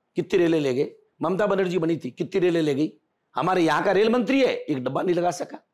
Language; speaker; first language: Hindi; native; Hindi